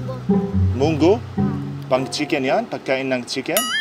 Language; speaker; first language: Filipino; non-native, learner; Arabic